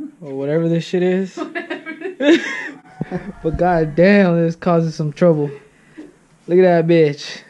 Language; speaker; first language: English; early bilingual, other home language; Spanish